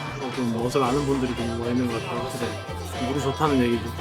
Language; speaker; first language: Korean; native; Korean